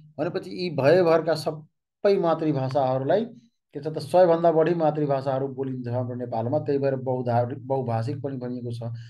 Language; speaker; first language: Nepali; non-native, local second language; Maithili